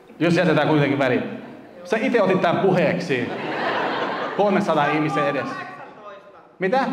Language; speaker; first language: Finnish; early bilingual, other home language; Kurdish